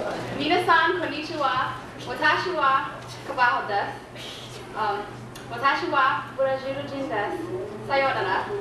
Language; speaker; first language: Japanese; non-native, learner; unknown